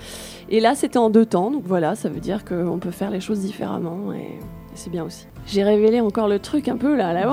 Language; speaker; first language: French; native; French